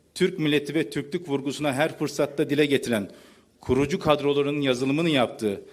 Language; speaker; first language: Turkish; native; Turkish